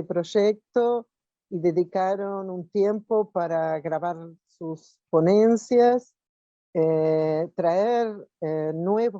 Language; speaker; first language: Spanish; non-native, fluent; Portuguese